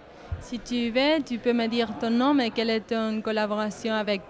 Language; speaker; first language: French; non-native, learner; Spanish